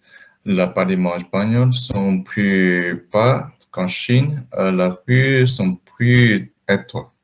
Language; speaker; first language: French; non-native, learner; Chinese